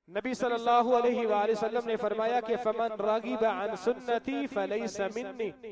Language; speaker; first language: Urdu; non-native, local second language; Punjabi